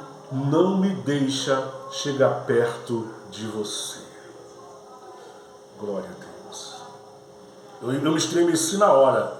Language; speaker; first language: Portuguese; native; Portuguese